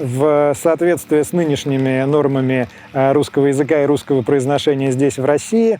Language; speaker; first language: Russian; native; Russian